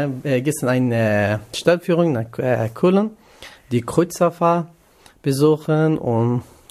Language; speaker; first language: German; non-native, learner; Kurdish